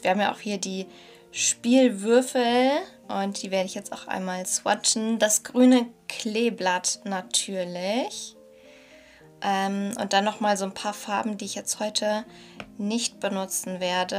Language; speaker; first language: German; native; German